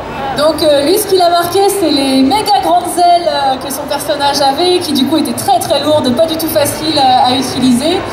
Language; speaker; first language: French; native; French